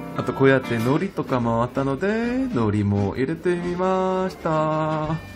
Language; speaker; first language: Japanese; non-native, fluent; Korean